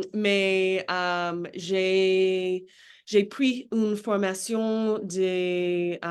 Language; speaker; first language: French; non-native, learner; English